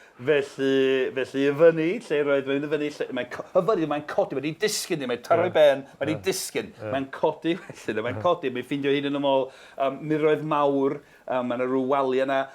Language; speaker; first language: Welsh; non-native, fluent; English